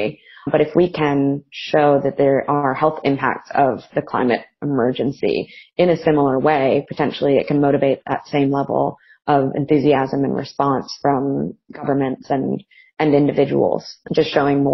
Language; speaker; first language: English; native; English